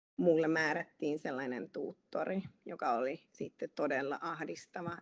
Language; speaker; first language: Finnish; non-native, fluent; Hungarian